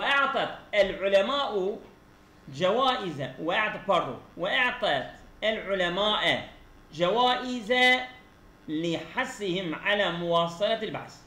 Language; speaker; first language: Arabic; non-native, fluent; Turkish